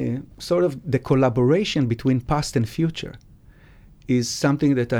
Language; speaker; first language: English; non-native, fluent; Hebrew